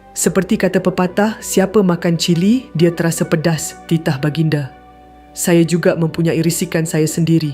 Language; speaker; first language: Malay; native; Malay